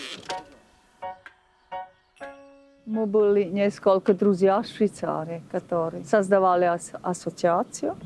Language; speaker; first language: Russian; non-native, learner; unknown